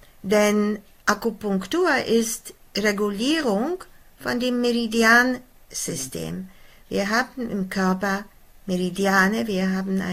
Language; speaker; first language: German; non-native, fluent; Polish